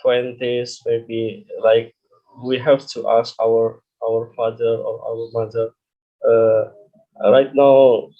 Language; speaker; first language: English; non-native, learner; Indonesian